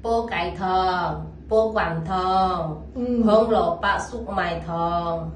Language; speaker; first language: Cantonese; non-native, learner; Indonesian